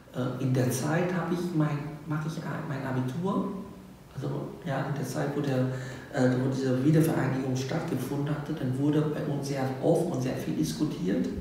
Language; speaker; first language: German; non-native, fluent; Vietnamese